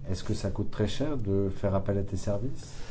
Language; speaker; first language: French; native; French